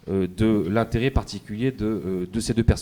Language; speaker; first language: French; native; French